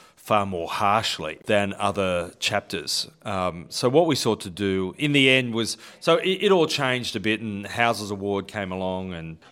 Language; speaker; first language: English; native; English